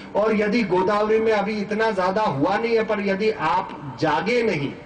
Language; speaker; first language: Hindi; non-native, local second language; Marathi